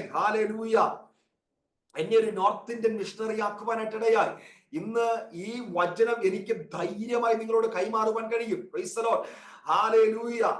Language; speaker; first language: Malayalam; early bilingual, heritage; Malayalam